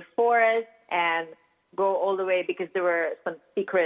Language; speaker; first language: English; non-native, fluent; Russian